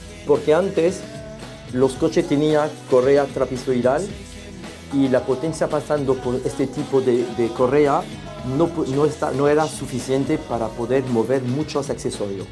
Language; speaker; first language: Spanish; non-native, fluent; French